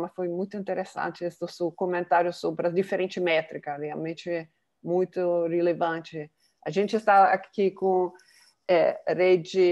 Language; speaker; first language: Portuguese; non-native, fluent; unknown